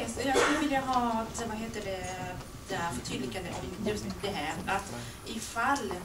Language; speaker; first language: Swedish; non-native, fluent; Thai